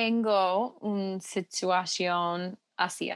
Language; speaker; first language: Spanish; non-native, learner; English